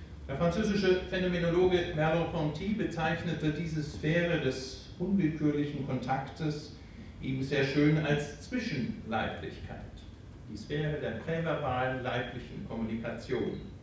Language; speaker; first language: German; native; German